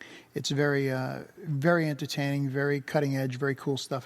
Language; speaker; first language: English; native; English